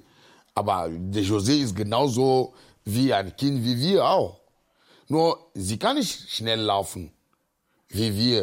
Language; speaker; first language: German; non-native, fluent; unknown